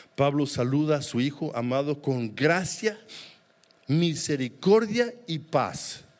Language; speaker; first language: Spanish; native; Spanish